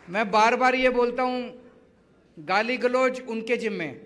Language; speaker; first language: Hindi; native; Hindi